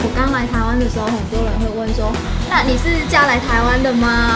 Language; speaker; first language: Chinese; non-native, fluent; Vietnamese